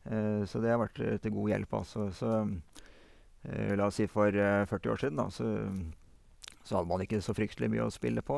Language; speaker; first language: Norwegian; native; Norwegian